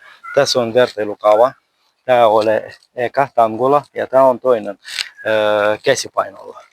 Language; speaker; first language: Finnish; non-native, learner; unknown